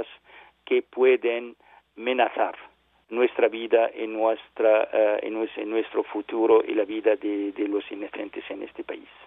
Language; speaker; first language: Spanish; non-native, learner; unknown